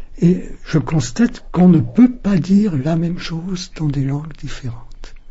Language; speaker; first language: French; non-native, fluent; German